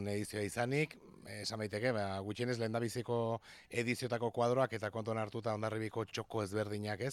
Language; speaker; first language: Basque; native; Basque